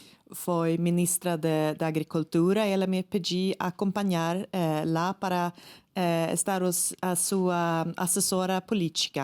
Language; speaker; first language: Portuguese; non-native, fluent; Swedish